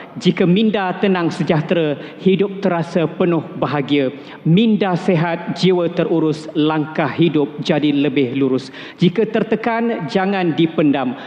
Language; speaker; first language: Malay; native; Malay